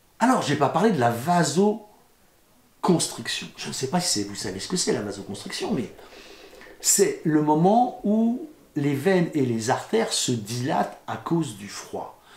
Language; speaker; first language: French; native; French